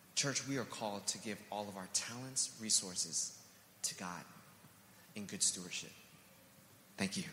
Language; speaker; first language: English; native; English